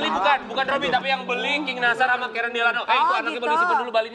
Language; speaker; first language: Indonesian; native; Indonesian